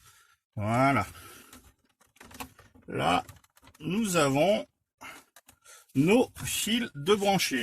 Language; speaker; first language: French; native; French